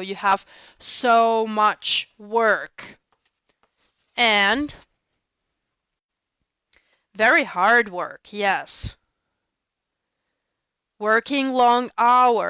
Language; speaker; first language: English; non-native, fluent; Russian